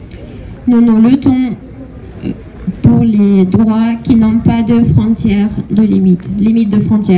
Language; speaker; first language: French; non-native, fluent; Ukrainian